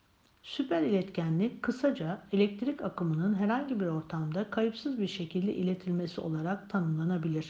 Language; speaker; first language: Turkish; native; Turkish